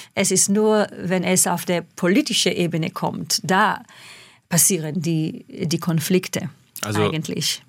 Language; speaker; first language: German; non-native, fluent; Hebrew